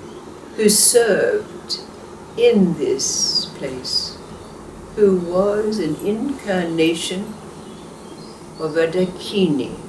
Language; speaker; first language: English; native; English